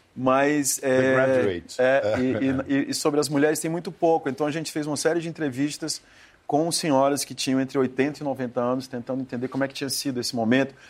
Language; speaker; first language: Portuguese; native; Portuguese